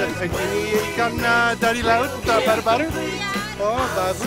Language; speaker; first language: Indonesian; non-native, learner; English